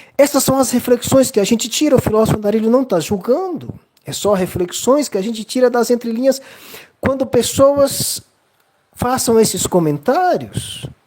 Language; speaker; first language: Portuguese; native; Portuguese